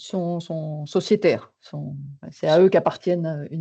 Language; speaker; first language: French; native; French